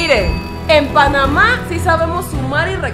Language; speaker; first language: Spanish; native; Spanish